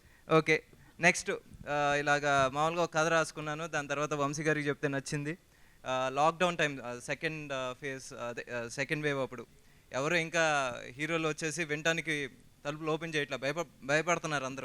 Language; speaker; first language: Telugu; native; Telugu